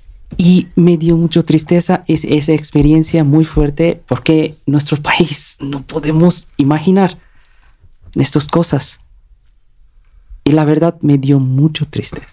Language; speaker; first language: Spanish; non-native, learner; Bangla